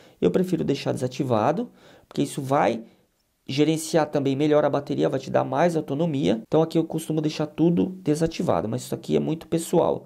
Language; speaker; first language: Portuguese; native; Portuguese